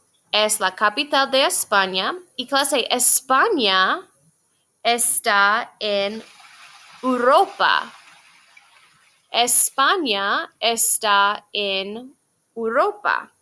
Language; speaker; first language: Spanish; non-native, fluent; English